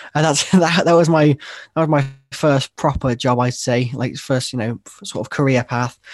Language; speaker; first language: English; native; English